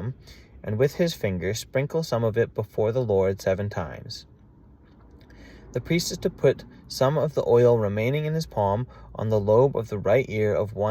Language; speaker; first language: English; native; English